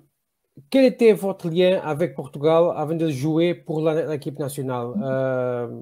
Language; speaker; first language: French; non-native, learner; Portuguese